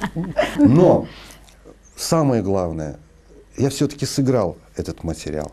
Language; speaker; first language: Russian; non-native, local second language; Azerbaijani